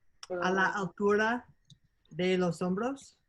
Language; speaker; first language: Spanish; non-native, learner; English